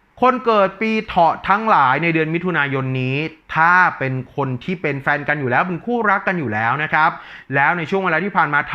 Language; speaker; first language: Thai; native; Thai